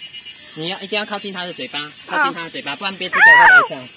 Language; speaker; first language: Chinese; native; Chinese